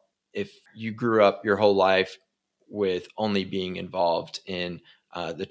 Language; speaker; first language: English; native; English